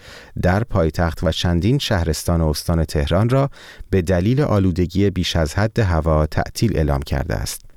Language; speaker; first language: Persian; native; Persian